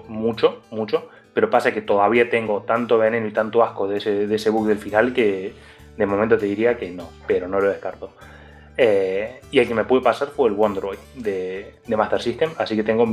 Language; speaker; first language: Spanish; native; Spanish